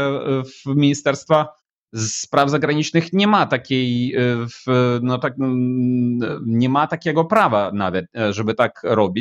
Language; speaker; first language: Polish; non-native, fluent; Ukrainian